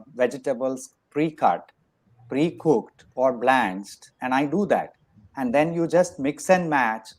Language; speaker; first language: English; non-native, local second language; Marathi